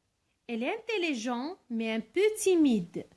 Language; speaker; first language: French; non-native, local second language; Arabic